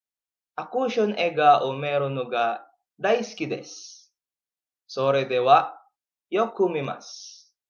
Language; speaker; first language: Japanese; non-native, learner; Filipino